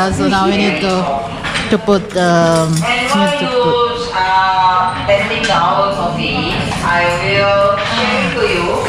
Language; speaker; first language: English; non-native, learner; Indonesian